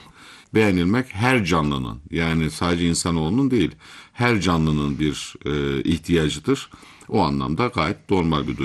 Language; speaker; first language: Turkish; native; Turkish